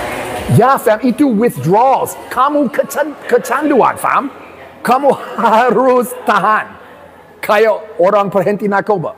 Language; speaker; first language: Indonesian; non-native, learner; English